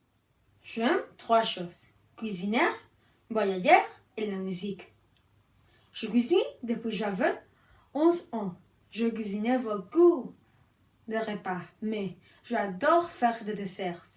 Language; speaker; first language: French; non-native, learner; Spanish